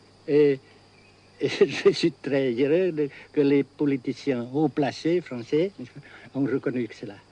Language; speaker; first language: French; non-native, fluent; Vietnamese